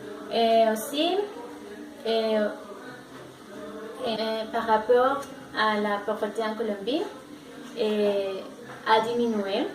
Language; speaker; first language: French; non-native, learner; Spanish